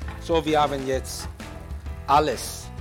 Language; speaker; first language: German; non-native, learner; Italian